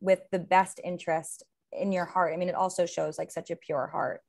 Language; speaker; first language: English; native; English